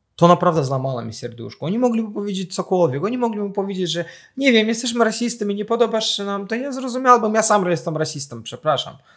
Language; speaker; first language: Polish; non-native, fluent; Azerbaijani